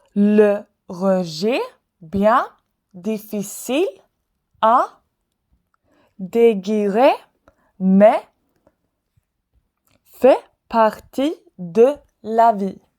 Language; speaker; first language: French; non-native, fluent; Swedish